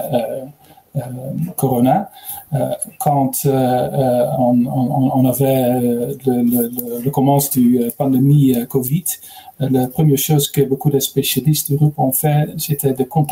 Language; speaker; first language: French; non-native, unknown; Dutch